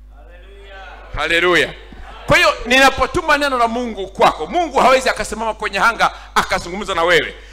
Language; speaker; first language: Swahili; non-native, local second language; Gusii